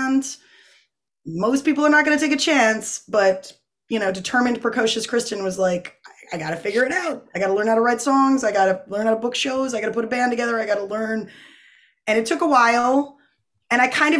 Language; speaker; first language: English; native; English